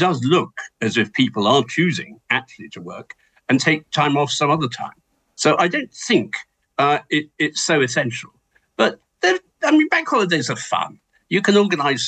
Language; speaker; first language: English; native; English